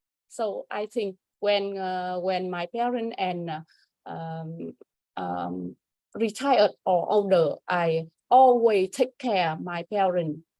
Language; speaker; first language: English; non-native, learner; Vietnamese